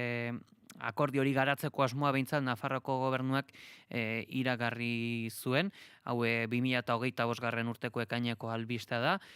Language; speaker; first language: Basque; native; Basque